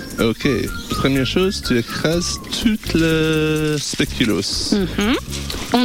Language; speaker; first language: French; non-native, learner; English